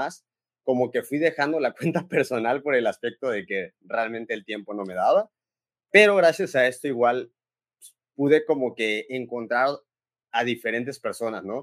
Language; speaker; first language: Spanish; native; Spanish